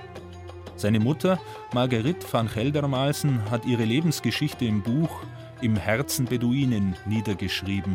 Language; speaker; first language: German; native; German